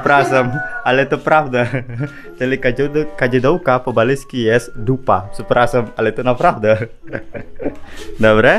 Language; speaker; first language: Polish; non-native, learner; Balinese